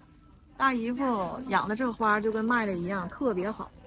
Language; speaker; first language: Chinese; native; Chinese